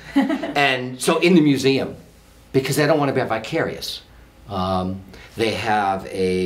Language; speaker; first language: English; native; English